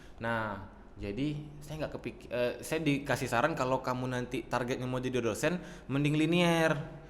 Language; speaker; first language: Indonesian; native; Indonesian